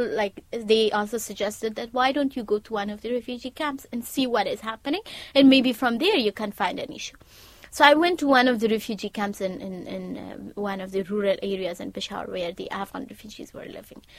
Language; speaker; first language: English; non-native, fluent; Persian